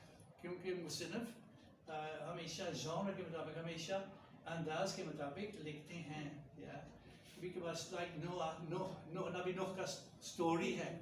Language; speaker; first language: Hindi; non-native, fluent; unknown